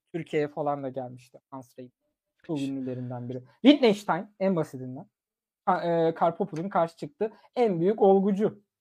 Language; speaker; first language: Turkish; early bilingual, other home language; German